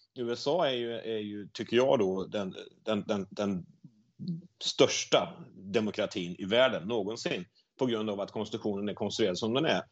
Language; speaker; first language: Swedish; native; Swedish